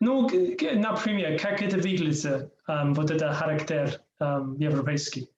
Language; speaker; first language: Russian; non-native, learner; English